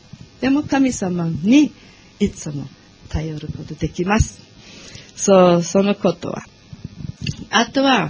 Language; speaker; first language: Japanese; non-native, learner; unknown